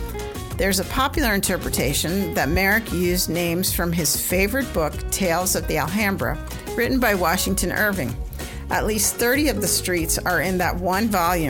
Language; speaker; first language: English; native; English